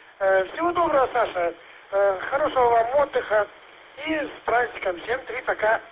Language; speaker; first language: Russian; native; Russian